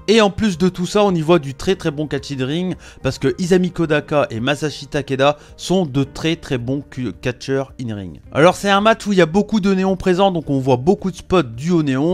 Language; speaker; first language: French; native; French